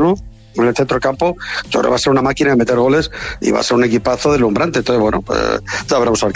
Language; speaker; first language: Spanish; native; Spanish